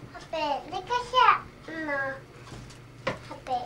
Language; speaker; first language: Icelandic; early bilingual, heritage; Icelandic